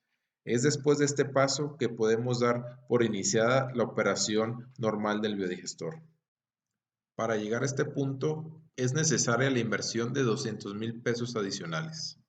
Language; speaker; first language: Spanish; native; Spanish